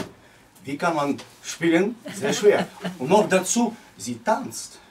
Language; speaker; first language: German; non-native, learner; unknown